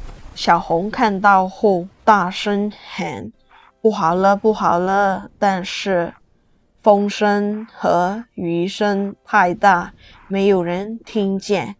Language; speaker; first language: Chinese; non-native, fluent; Burmese